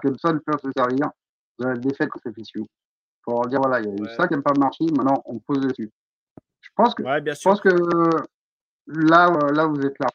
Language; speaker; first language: French; native; French